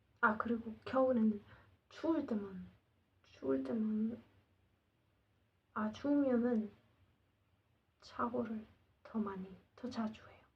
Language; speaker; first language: Korean; non-native, learner; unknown